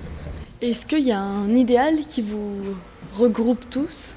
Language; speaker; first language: French; native; French